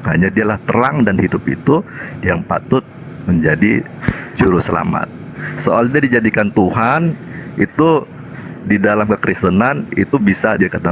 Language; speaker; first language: Indonesian; native; Indonesian